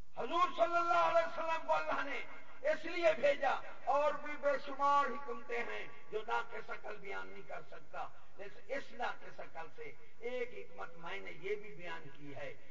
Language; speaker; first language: Urdu; non-native, local second language; Punjabi